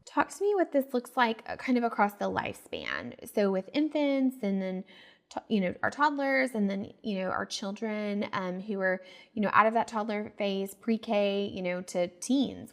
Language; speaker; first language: English; native; English